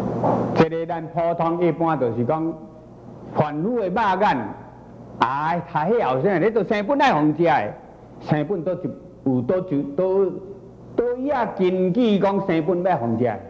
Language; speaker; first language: Chinese; native; Chinese